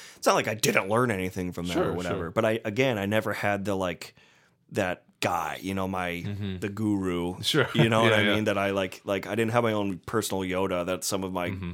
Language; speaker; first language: English; native; English